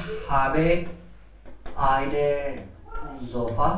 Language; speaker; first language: German; non-native, learner; Hindi